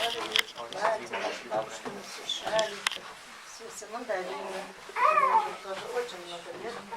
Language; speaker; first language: Russian; non-native, local second language; Bashkir